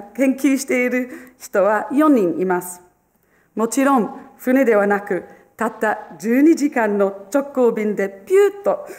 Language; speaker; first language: Japanese; non-native, fluent; English